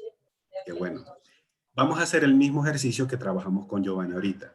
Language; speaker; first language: Spanish; native; Spanish